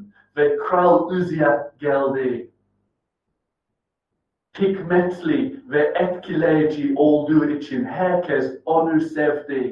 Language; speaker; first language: Turkish; non-native, fluent; English